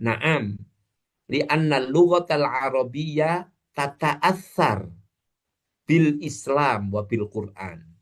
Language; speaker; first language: Arabic; non-native, fluent; Indonesian